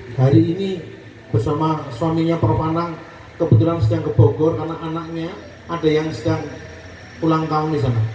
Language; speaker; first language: Indonesian; native; Indonesian